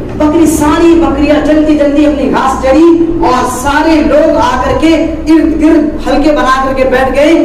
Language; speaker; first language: Urdu; native; Urdu